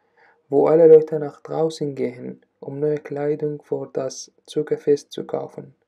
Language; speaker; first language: German; non-native, learner; Arabic